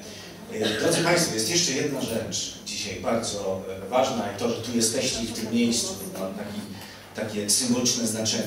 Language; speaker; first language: Polish; native; Polish